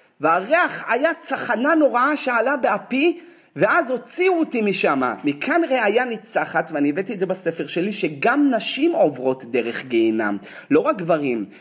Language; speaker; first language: Hebrew; native; Hebrew